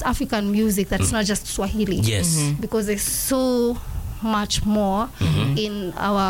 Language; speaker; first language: English; non-native, local second language; Kikuyu